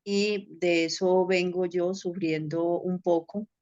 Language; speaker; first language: Spanish; native; Spanish